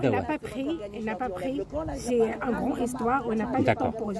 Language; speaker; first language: French; non-native, learner; Arabic